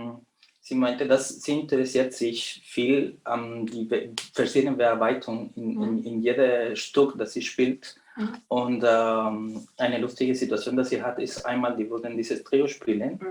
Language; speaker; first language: German; non-native, fluent; Spanish